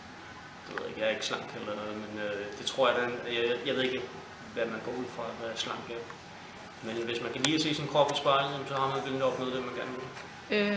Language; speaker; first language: Danish; native; Danish